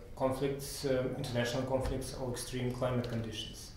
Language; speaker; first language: English; non-native, fluent; Russian